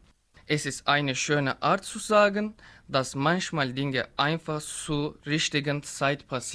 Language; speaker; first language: German; non-native, learner; Turkish